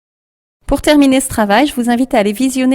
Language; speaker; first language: French; native; French